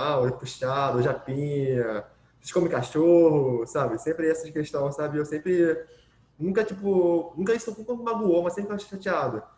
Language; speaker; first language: Portuguese; early bilingual, other home language; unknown